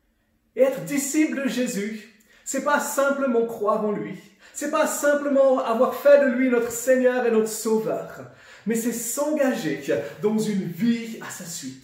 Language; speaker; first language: French; native; French